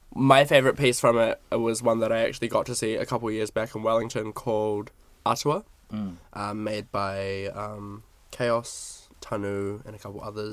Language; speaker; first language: English; native; English